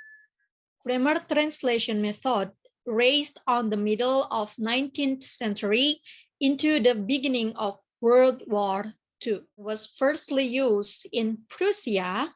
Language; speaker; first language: English; non-native, learner; Indonesian